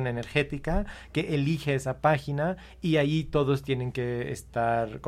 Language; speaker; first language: Spanish; non-native, fluent; English